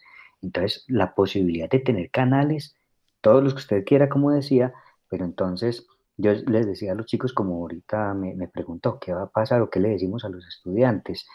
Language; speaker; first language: Spanish; native; Spanish